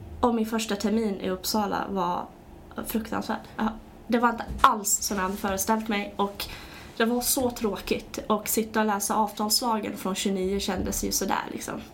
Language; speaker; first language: Swedish; early bilingual, other home language; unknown